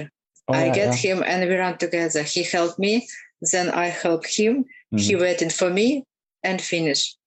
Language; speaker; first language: English; non-native, learner; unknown